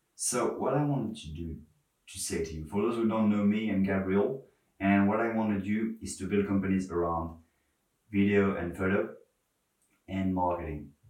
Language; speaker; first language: English; non-native, fluent; French